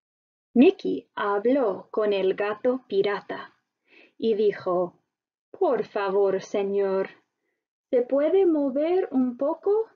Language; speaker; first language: Spanish; non-native, fluent; English